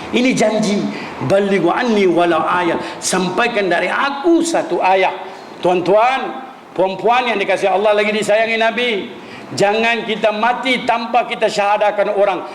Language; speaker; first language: Malay; non-native, local second language; Min Nan Chinese